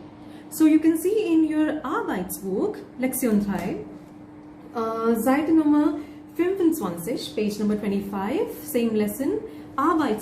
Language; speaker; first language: German; non-native, fluent; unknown